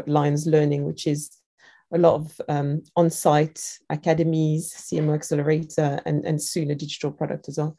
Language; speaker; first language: English; non-native, fluent; French